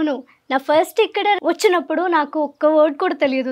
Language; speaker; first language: Telugu; non-native, learner; Malayalam